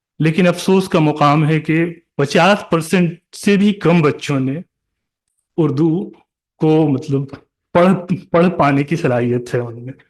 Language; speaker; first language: Urdu; native; Urdu